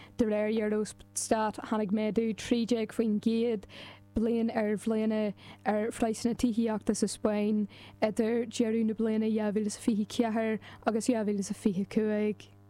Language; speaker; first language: Irish; native; Irish